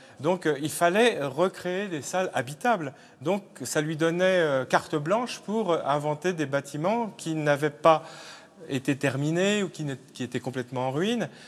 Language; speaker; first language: French; native; French